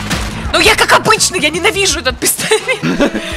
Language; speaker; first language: Russian; native; Russian